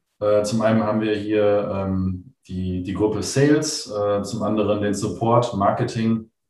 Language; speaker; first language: German; native; German